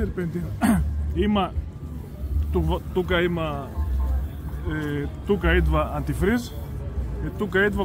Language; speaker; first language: Bulgarian; non-native, learner; Greek